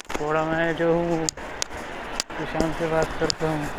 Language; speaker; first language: Hindi; non-native, local second language; Marathi